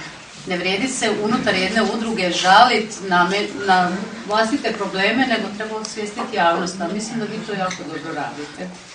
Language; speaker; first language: Croatian; native; Croatian